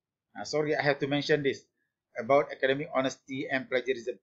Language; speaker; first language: English; non-native, local second language; Malay